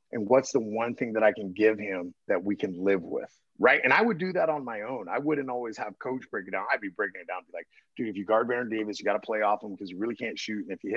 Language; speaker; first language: English; native; English